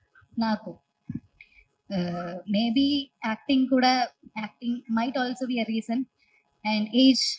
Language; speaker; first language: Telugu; non-native, learner; Malayalam